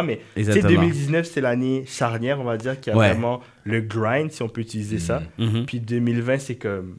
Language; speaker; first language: French; native; French